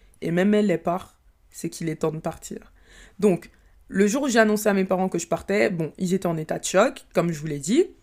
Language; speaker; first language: French; early bilingual, other home language; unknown